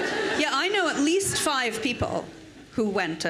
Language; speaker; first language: English; native; English